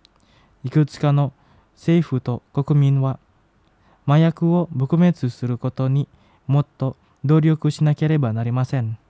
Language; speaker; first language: Japanese; non-native, fluent; Indonesian